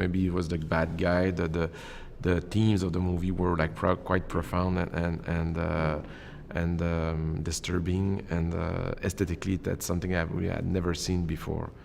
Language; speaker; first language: English; non-native, local second language; French